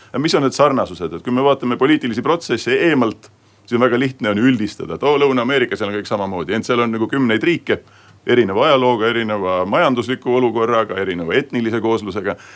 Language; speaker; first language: Estonian; native; Estonian